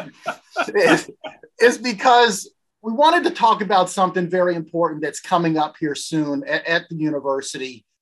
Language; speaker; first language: English; native; English